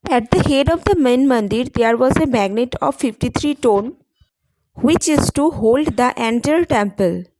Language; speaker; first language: English; non-native, local second language; Bangla